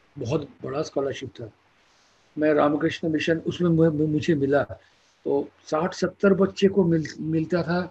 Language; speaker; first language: Hindi; non-native, local second language; Bangla